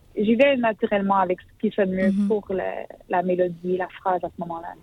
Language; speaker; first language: French; native; French